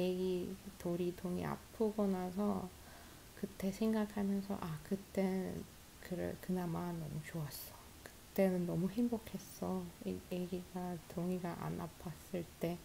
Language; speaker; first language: Korean; non-native, fluent; Russian